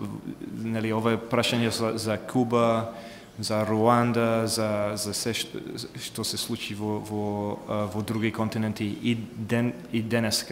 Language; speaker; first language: Macedonian; non-native, fluent; English